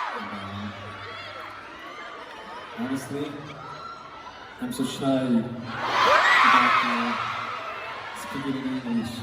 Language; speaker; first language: English; non-native, learner; Korean